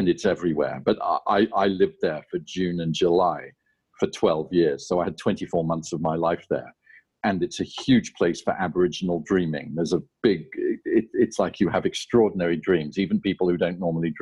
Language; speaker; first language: English; native; English